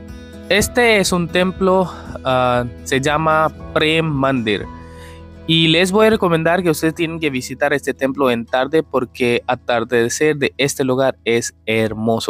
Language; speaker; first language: Spanish; non-native, learner; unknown